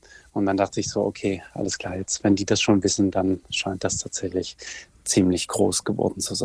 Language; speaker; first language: German; native; German